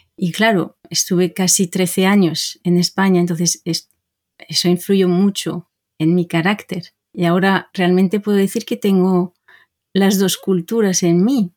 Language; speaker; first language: Spanish; non-native, fluent; French